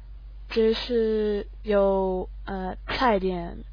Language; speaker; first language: Chinese; non-native, learner; English